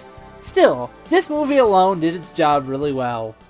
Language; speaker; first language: English; native; English